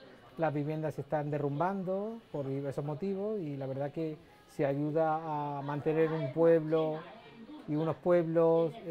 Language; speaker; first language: Spanish; native; Spanish